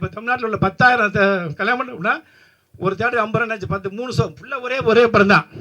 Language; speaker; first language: Tamil; native; Tamil